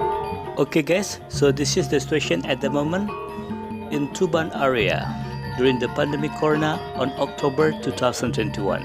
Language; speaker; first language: English; non-native, learner; Indonesian